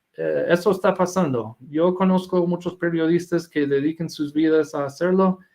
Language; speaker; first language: Spanish; non-native, fluent; English